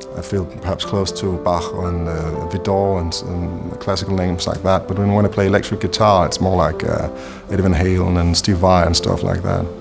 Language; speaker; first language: English; non-native, fluent; Danish